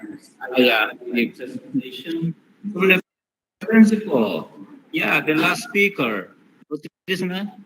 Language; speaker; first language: English; non-native, fluent; Indonesian